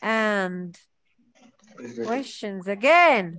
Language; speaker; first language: English; non-native, fluent; Ukrainian